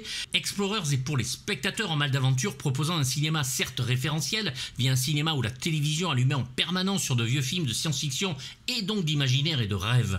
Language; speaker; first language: French; native; French